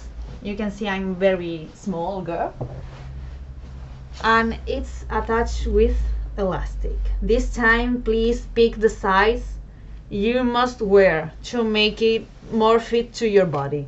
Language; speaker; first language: English; non-native, fluent; Spanish